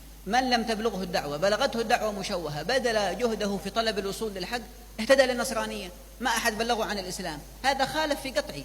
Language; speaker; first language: Arabic; native; Arabic